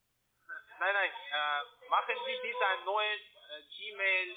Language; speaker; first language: German; non-native, learner; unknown